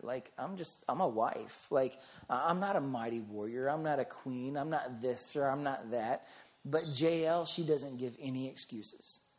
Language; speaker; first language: English; native; English